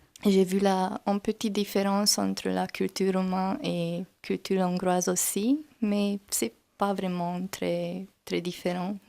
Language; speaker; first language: French; non-native, learner; Hungarian